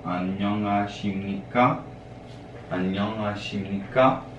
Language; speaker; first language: Korean; non-native, learner; Italian